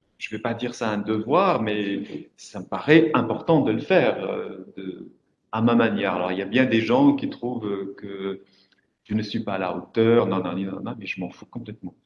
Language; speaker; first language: French; non-native, local second language; Arabic